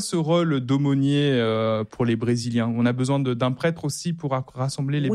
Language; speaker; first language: French; native; French